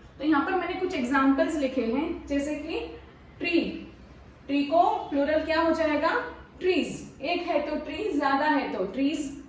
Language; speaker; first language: Hindi; non-native, local second language; Marathi